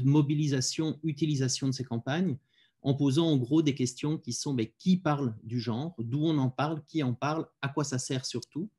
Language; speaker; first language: French; native; French